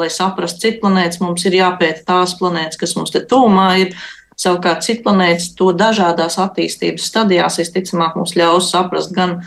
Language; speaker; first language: Latvian; native; Latvian